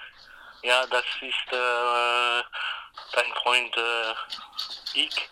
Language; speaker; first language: German; non-native, learner; English